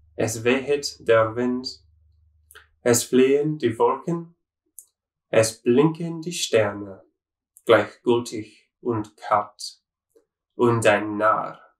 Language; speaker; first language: German; non-native, learner; English